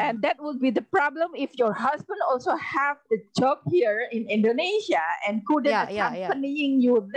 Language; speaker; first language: English; non-native, learner; Indonesian